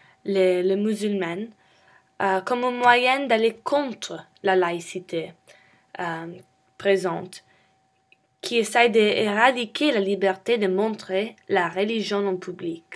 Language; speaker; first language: French; non-native, learner; English